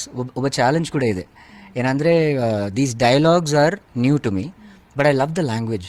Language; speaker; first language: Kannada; non-native, learner; Malayalam